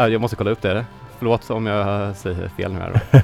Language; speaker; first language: Swedish; native; Swedish